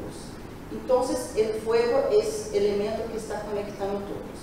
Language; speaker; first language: Spanish; non-native, learner; Portuguese